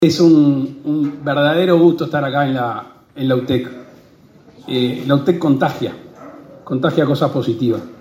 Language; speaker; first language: Spanish; native; Spanish